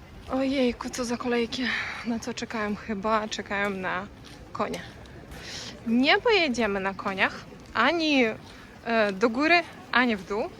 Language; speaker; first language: Polish; non-native, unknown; Russian